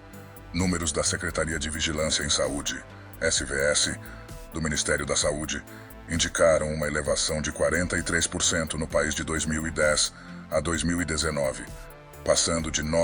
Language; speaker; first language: Portuguese; native; Portuguese